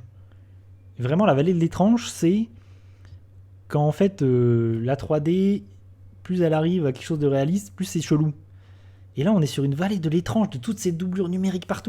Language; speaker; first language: French; native; French